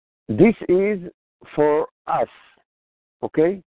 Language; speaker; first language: English; non-native, fluent; Hebrew